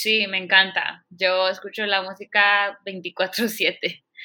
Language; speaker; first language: Spanish; early bilingual, heritage; Spanish